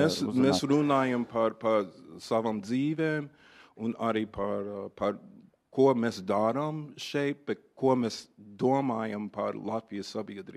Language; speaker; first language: Latvian; non-native, fluent; English